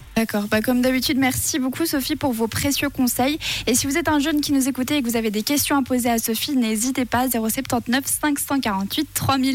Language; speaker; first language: French; native; French